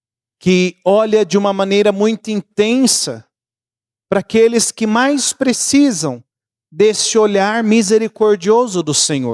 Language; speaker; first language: Portuguese; native; Portuguese